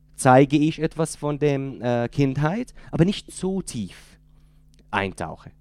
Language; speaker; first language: German; non-native, fluent; Arabic